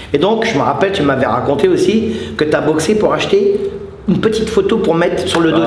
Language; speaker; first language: French; native; French